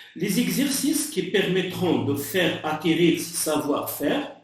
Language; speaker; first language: French; non-native, local second language; Arabic